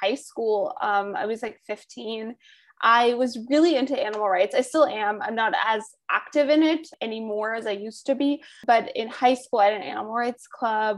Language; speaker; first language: English; native; English